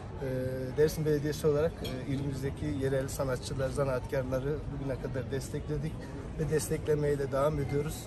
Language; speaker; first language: Turkish; native; Turkish